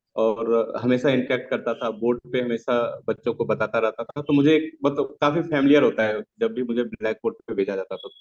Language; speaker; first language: Hindi; native; Hindi